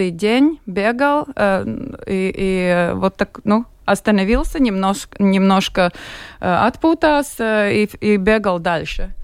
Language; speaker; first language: Russian; non-native, local second language; Latvian